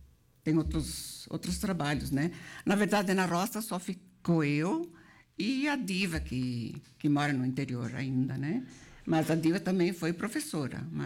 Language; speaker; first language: Portuguese; native; Portuguese